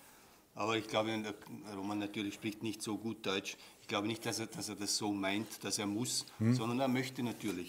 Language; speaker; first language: German; native; German